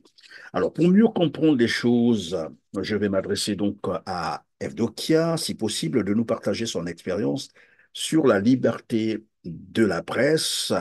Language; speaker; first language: French; native; French